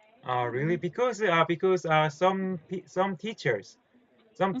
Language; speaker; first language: English; non-native, learner; Korean